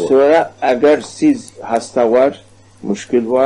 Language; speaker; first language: Turkish; non-native, learner; Arabic